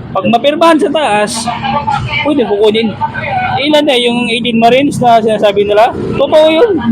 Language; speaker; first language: Filipino; native; Filipino